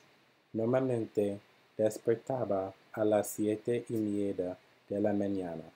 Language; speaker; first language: Spanish; non-native, learner; English